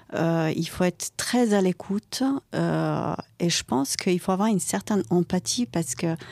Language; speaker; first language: French; non-native, fluent; Croatian